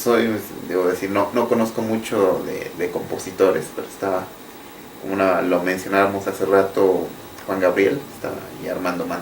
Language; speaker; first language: Spanish; native; Spanish